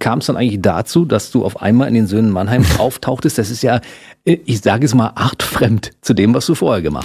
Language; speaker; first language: German; native; German